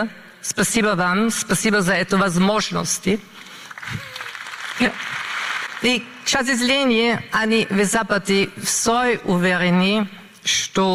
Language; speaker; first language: Russian; non-native, learner; German